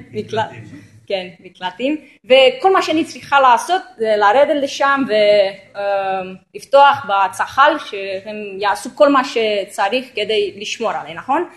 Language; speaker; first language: Hebrew; non-native, local second language; Arabic